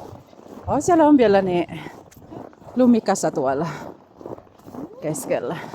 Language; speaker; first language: Finnish; non-native, learner; Bikol